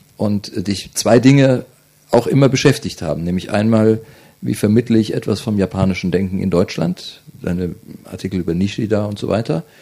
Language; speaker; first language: German; native; German